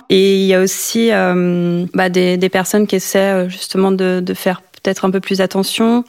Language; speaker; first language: French; native; French